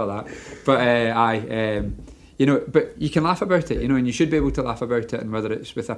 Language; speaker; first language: English; native; English